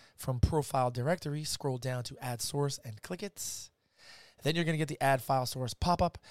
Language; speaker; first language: English; native; English